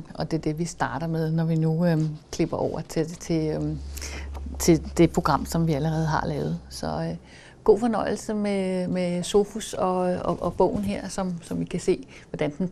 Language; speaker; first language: Danish; native; Danish